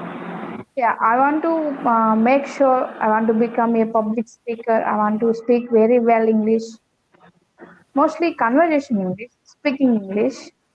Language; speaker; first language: English; non-native, learner; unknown